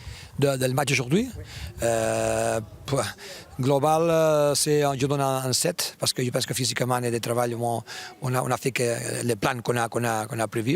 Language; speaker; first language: French; non-native, fluent; Spanish